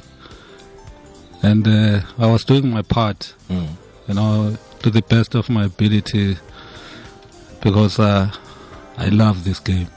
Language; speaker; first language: English; non-native, local second language; Zulu